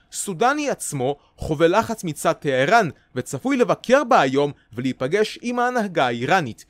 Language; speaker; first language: Hebrew; native; Hebrew